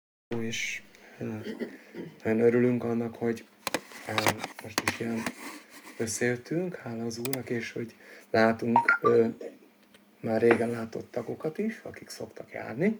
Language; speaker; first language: Hungarian; native; Hungarian